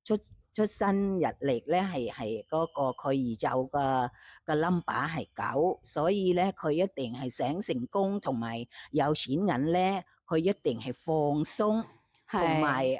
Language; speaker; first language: Cantonese; non-native, fluent; Thai